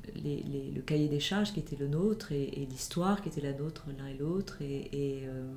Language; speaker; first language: French; native; French